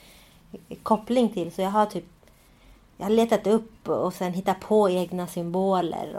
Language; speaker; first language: Swedish; early bilingual, other home language; Spanish